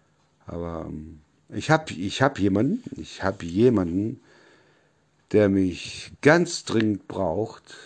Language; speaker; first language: German; native; German